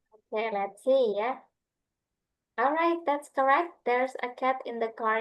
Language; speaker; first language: English; non-native, fluent; Indonesian